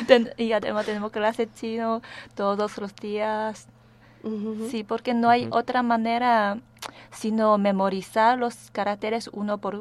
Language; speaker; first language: Spanish; non-native, fluent; Chinese